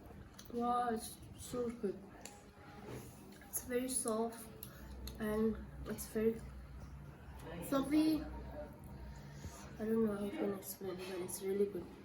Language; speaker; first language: English; non-native, learner; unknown